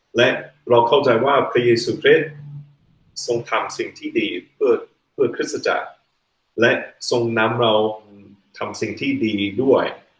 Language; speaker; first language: Thai; non-native, fluent; English